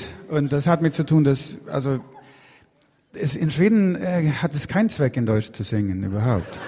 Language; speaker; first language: German; non-native, fluent; Swedish